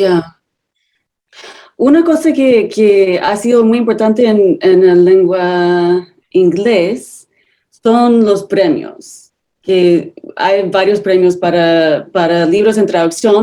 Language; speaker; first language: Spanish; non-native, fluent; English